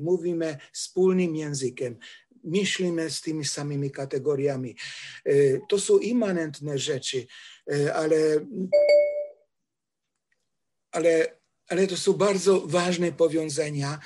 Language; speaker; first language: Polish; non-native, fluent; Hungarian